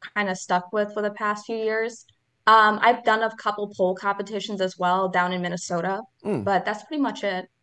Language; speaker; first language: English; native; English